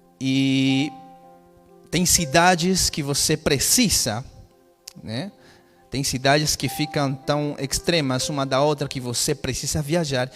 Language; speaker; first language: Portuguese; non-native, fluent; Spanish